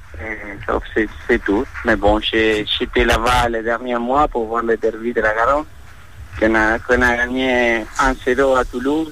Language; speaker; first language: French; non-native, fluent; Spanish